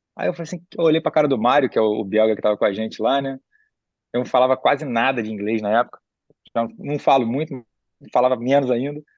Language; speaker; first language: Portuguese; native; Portuguese